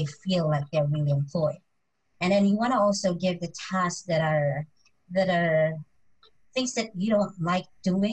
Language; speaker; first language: English; non-native, local second language; Filipino